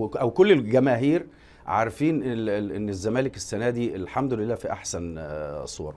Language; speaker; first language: Arabic; native; Arabic